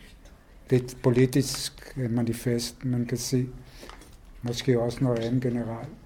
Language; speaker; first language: Danish; non-native, fluent; Hebrew